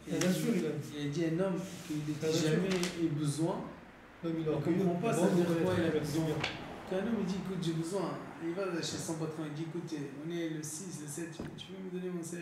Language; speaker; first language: French; native; French